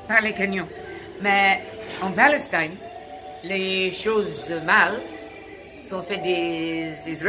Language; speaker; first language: French; non-native, learner; English